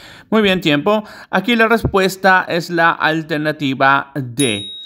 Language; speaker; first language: Spanish; native; Spanish